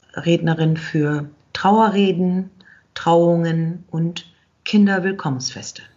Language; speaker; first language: German; native; German